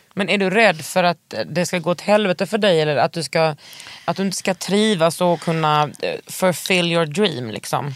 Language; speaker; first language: Swedish; native; Swedish